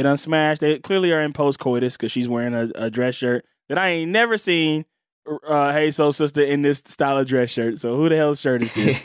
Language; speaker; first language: English; native; English